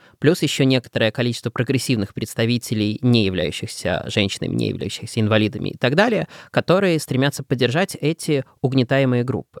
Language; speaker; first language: Russian; native; Russian